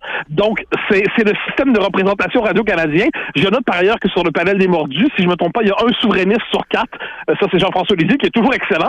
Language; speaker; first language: French; native; French